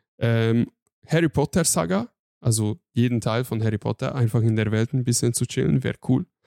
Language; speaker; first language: German; non-native, fluent; Hungarian